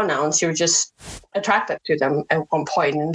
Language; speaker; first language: English; non-native, fluent; Indonesian